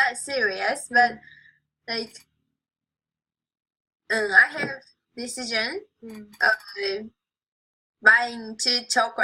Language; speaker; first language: English; non-native, learner; Japanese